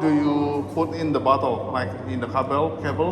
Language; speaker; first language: English; non-native, learner; Indonesian